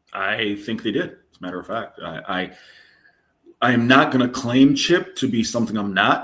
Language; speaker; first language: English; native; English